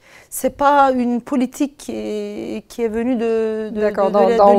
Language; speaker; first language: French; non-native, fluent; Turkish